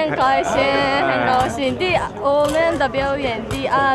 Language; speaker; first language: Chinese; non-native, learner; Japanese